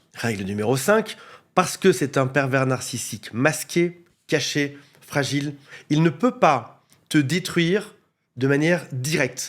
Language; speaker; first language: French; native; French